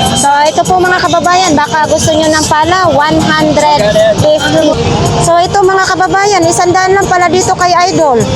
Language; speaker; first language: Filipino; non-native, local second language; Cebuano